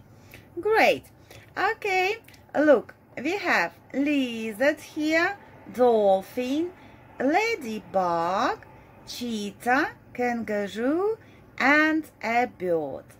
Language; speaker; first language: English; non-native, fluent; Russian